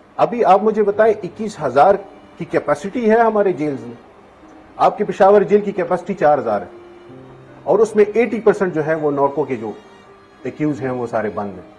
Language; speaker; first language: Urdu; non-native, local second language; Pashto